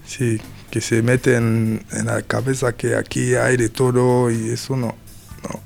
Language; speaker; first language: Spanish; non-native, learner; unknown